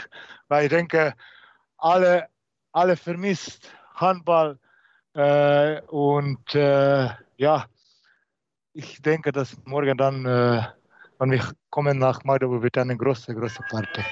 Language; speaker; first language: German; non-native, learner; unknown